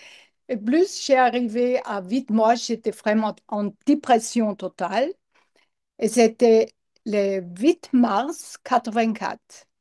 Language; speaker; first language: French; non-native, learner; English